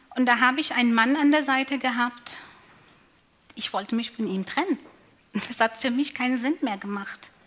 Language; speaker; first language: German; non-native, fluent; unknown